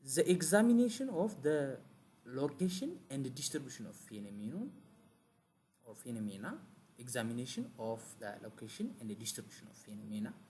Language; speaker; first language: English; non-native, local second language; Amharic